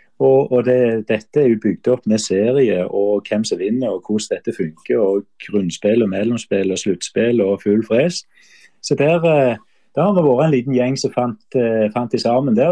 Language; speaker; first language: Norwegian; native; Norwegian